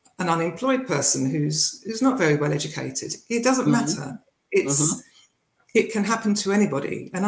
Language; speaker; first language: English; native; English